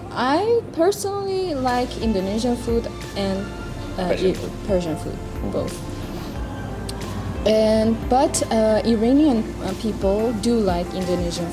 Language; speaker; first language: English; non-native, fluent; Persian